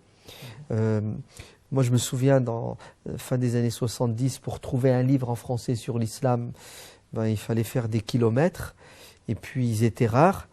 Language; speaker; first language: French; early bilingual, other home language; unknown